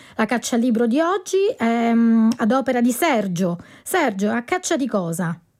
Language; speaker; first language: Italian; native; Italian